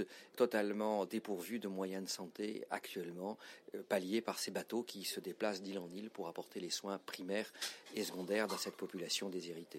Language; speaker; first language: French; native; French